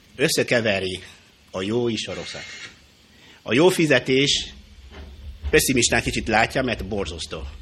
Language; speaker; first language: Hungarian; non-native, fluent; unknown